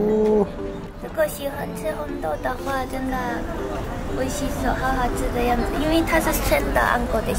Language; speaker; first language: Chinese; non-native, fluent; Japanese